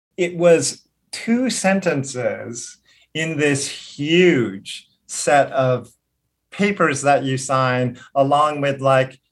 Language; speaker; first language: English; native; English